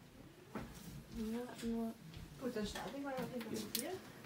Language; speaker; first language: German; native; German